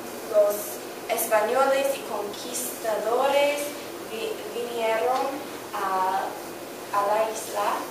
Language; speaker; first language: Spanish; non-native, learner; English